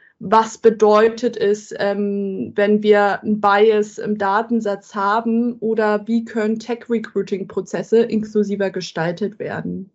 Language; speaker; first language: German; early bilingual, other home language; Persian